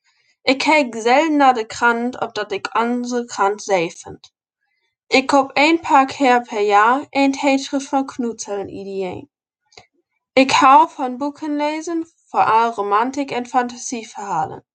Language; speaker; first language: Dutch; non-native, learner; German